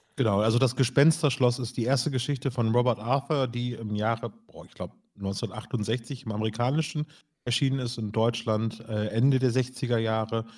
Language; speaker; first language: German; native; German